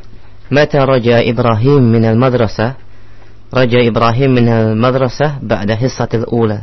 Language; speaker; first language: Arabic; non-native, learner; Indonesian